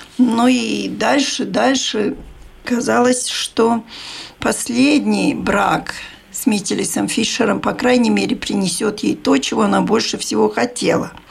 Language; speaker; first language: Russian; native; Russian